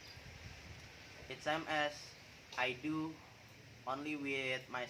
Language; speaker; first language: English; non-native, learner; Indonesian